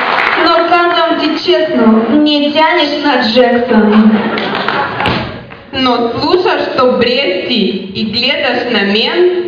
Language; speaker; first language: Bulgarian; early bilingual, heritage; Bulgarian